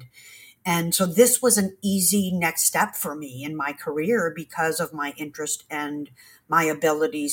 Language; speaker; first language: English; native; English